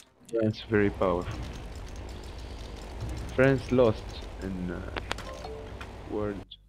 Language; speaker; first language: English; non-native, learner; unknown